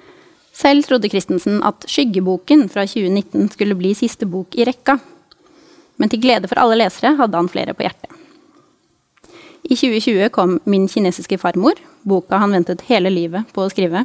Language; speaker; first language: Norwegian; native; Norwegian